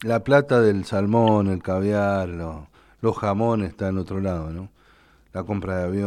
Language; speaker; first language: Spanish; native; Spanish